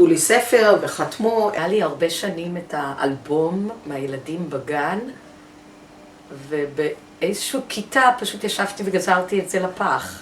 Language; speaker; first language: Hebrew; early bilingual, other home language; English